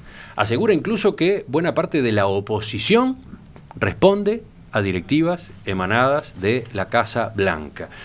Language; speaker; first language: Spanish; native; Spanish